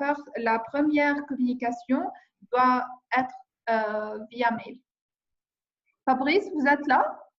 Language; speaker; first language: French; non-native, learner; English